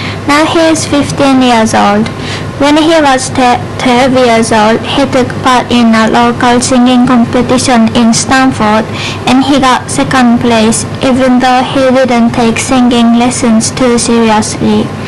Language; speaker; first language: English; non-native, fluent; Japanese